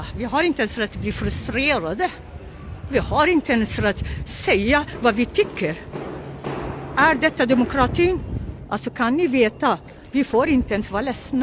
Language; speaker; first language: Swedish; non-native, local second language; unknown